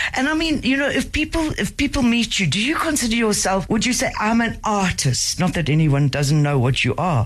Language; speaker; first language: English; native; English